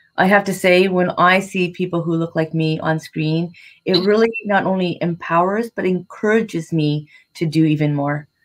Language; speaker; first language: English; native; English